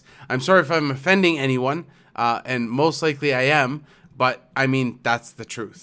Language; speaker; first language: English; native; English